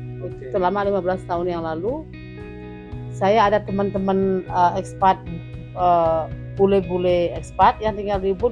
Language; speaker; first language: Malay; non-native, local second language; Balinese